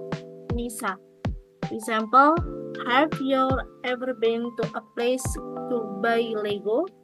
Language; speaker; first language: English; non-native, learner; Indonesian